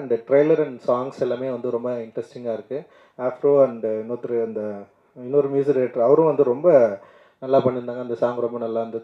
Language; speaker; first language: Tamil; native; Tamil